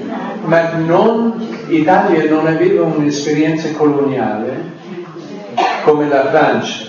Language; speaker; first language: Italian; non-native, fluent; English